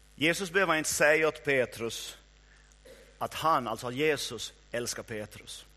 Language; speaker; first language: Swedish; native; Swedish